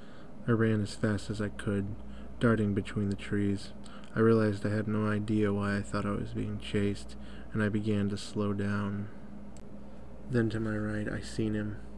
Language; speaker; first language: English; native; English